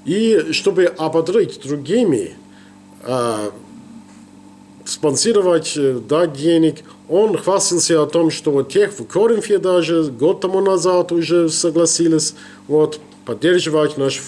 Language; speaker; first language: Russian; non-native, learner; English